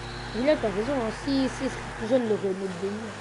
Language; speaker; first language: French; native; French